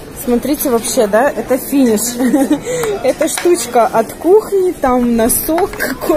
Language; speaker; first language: Russian; native; Russian